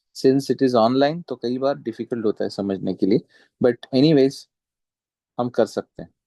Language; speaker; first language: Hindi; non-native, local second language; Marathi